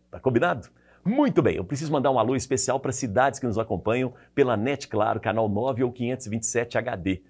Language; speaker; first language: Portuguese; native; Portuguese